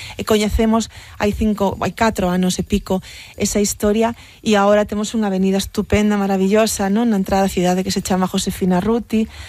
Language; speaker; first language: Galician; native; Galician